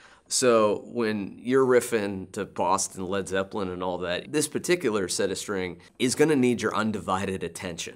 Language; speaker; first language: English; native; English